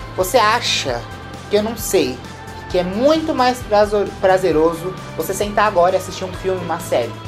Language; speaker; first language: Portuguese; native; Portuguese